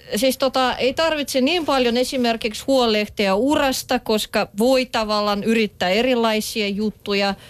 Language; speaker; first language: Finnish; non-native, fluent; Russian